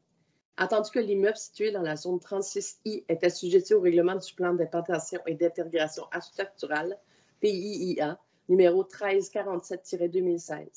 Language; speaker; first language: French; native; French